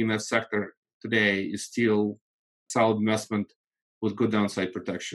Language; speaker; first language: English; non-native, fluent; Russian